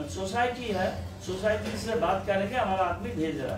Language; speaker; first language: Hindi; non-native, local second language; Bangla